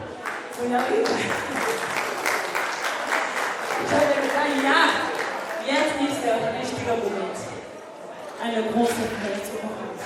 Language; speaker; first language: German; non-native, learner; French